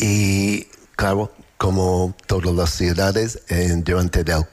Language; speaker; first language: Spanish; non-native, learner; English